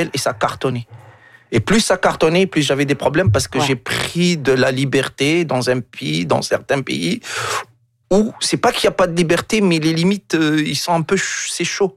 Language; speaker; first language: French; non-native, local second language; Arabic